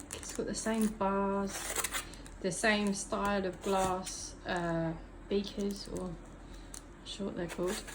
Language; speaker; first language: English; native; English